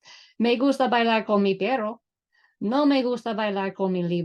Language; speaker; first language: Spanish; non-native, fluent; English